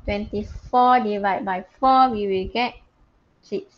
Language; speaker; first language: English; non-native, local second language; Malay